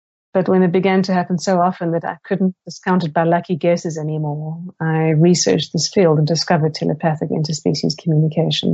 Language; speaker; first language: English; native; English